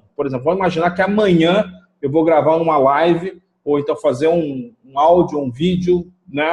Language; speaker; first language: Portuguese; native; Portuguese